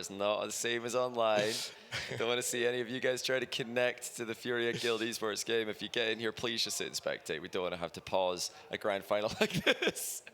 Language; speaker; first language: English; native; English